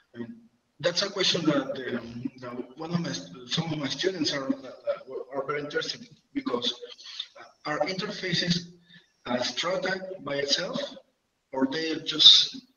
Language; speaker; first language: English; non-native, fluent; Spanish